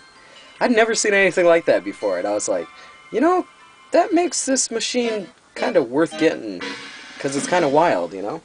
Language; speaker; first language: English; native; English